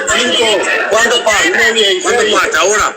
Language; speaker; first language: Spanish; non-native, learner; Albanian